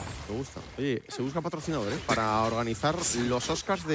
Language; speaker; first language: Spanish; native; Spanish